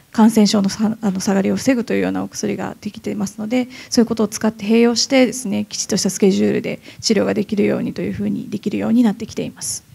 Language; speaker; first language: Japanese; native; Japanese